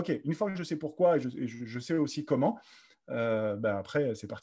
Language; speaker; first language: French; native; French